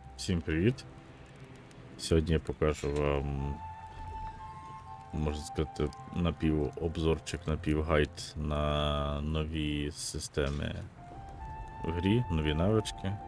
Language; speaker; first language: Ukrainian; native; Ukrainian